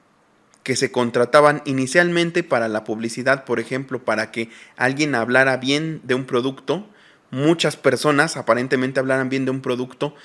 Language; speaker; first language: Spanish; native; Spanish